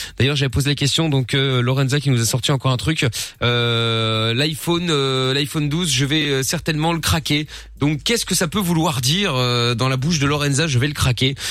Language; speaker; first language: French; early bilingual, other home language; Portuguese